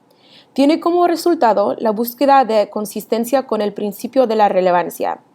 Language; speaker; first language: Spanish; early bilingual, heritage; Spanish